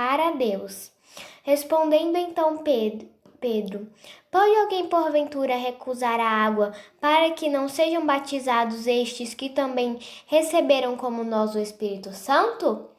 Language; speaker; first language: Portuguese; native; Portuguese